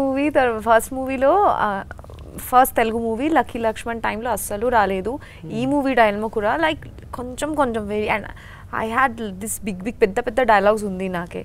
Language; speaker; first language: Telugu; non-native, learner; Bangla